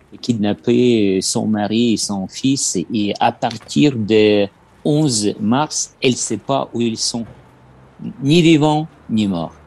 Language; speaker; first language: French; non-native, learner; Ukrainian